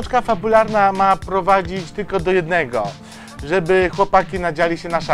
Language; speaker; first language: Polish; native; Polish